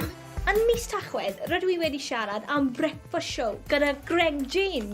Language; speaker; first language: Welsh; non-native, learner; English